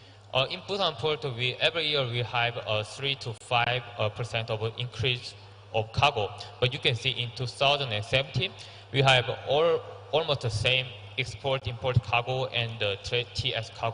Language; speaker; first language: English; non-native, learner; Korean